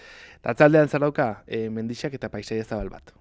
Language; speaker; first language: Basque; native; Basque